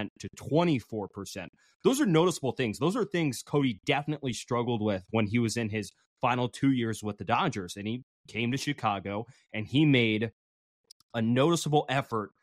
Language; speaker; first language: English; native; English